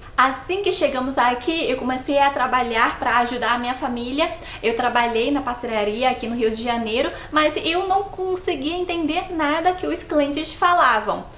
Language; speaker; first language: Portuguese; non-native, fluent; Chinese